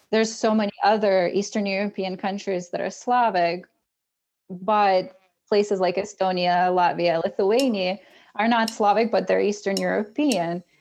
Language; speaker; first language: English; early bilingual, other home language; Russian